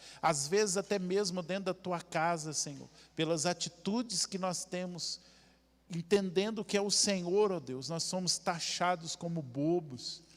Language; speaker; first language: Portuguese; native; Portuguese